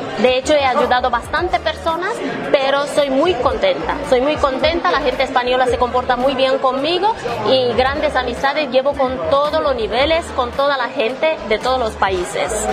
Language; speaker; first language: Spanish; non-native, fluent; Romanian